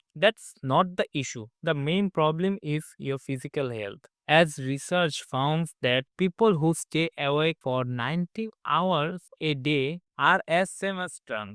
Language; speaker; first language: English; non-native, fluent; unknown